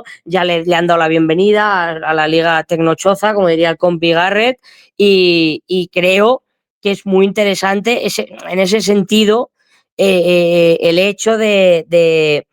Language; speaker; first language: Spanish; native; Spanish